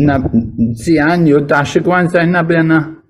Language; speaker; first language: Chinese; non-native, fluent; English